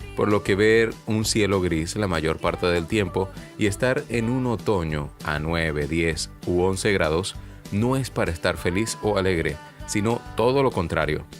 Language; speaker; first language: Spanish; native; Spanish